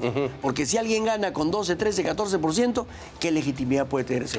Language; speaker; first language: Spanish; native; Spanish